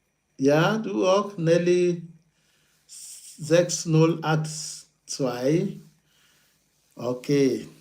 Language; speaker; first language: German; non-native, learner; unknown